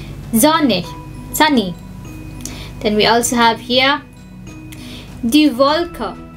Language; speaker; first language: English; non-native, local second language; Filipino